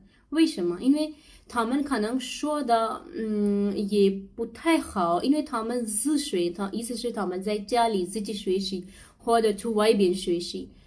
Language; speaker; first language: Chinese; non-native, learner; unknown